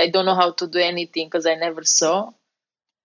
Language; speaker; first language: English; non-native, fluent; Romanian